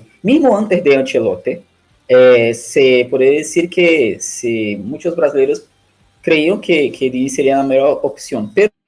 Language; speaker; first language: Spanish; non-native, learner; Portuguese